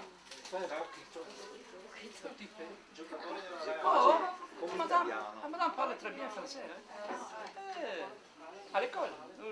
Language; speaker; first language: French; non-native, learner; Italian